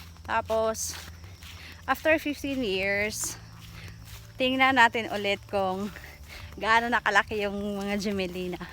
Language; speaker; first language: Filipino; non-native, local second language; Cebuano